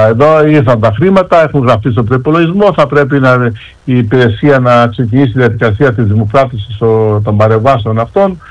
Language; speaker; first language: Greek; native; Greek